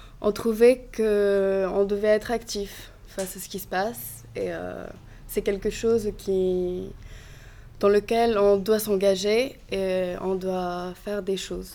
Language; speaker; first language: French; non-native, fluent; Greek